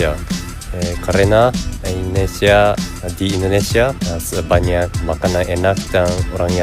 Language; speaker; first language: Indonesian; non-native, learner; Japanese